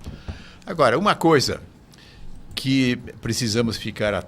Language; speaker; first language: Portuguese; native; Portuguese